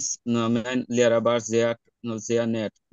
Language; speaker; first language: German; non-native, learner; Bangla